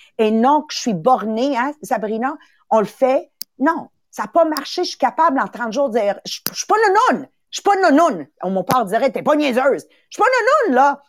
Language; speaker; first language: French; early bilingual, other home language; Italian